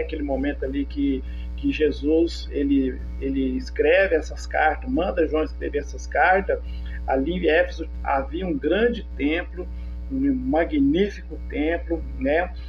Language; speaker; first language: Portuguese; native; Portuguese